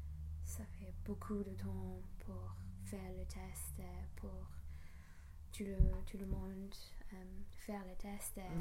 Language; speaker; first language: French; non-native, learner; English